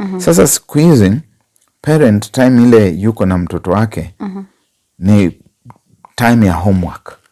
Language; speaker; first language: Swahili; non-native, local second language; Luyia